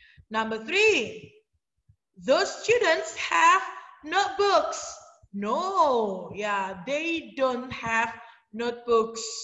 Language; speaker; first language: English; non-native, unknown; Indonesian